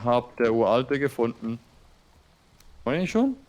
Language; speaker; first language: German; native; German